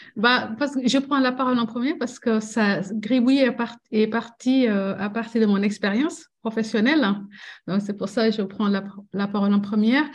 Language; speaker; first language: French; non-native, local second language; Wolof